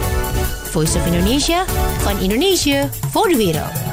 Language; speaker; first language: Dutch; non-native, learner; Indonesian